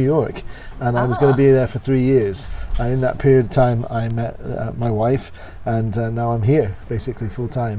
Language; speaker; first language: English; native; English